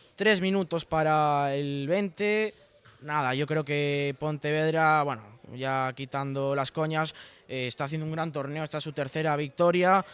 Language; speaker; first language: Spanish; non-native, local second language; Galician